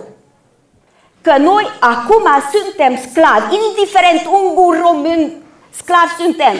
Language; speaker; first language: Romanian; non-native, local second language; Hungarian